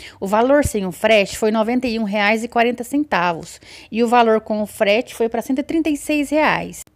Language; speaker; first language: Portuguese; native; Portuguese